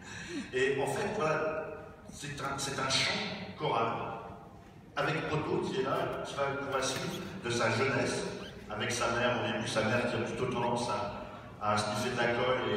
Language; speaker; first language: French; native; French